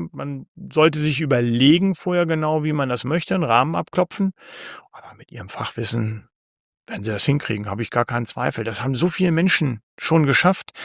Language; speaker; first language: German; native; German